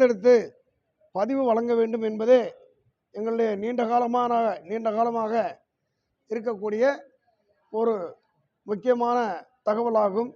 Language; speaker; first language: Tamil; native; Tamil